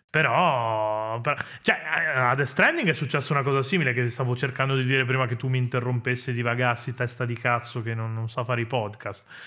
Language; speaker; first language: Italian; native; Italian